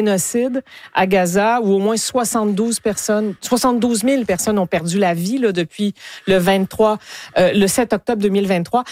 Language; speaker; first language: French; native; French